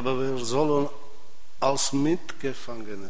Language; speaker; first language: German; non-native, fluent; Czech